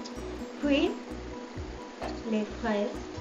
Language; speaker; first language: French; non-native, learner; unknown